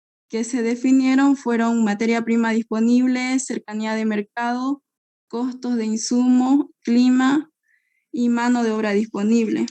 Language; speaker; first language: Spanish; native; Spanish